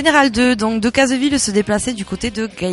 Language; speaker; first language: French; native; French